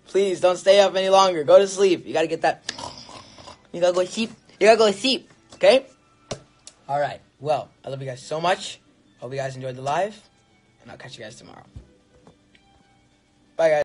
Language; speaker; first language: English; early bilingual, other home language; Spanish